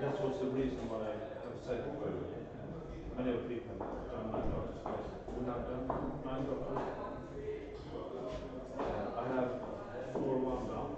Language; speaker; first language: English; non-native, learner; Norwegian